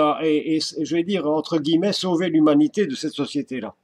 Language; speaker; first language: French; native; French